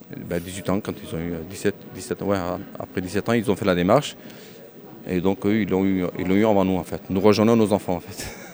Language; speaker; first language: French; early bilingual, other home language; Kurdish